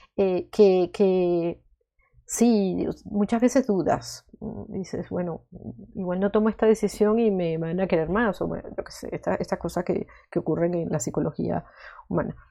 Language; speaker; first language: Spanish; native; Spanish